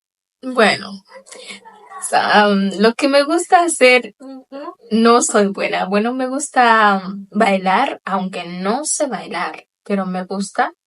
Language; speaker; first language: Spanish; non-native, local second language; Haitian Creole